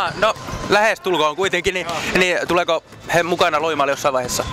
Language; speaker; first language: Finnish; native; Finnish